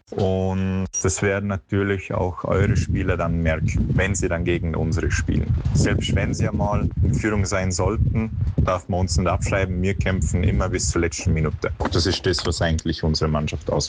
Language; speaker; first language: German; native; German